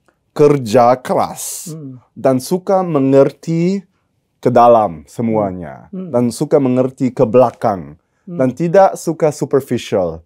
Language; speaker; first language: Indonesian; early bilingual, heritage; German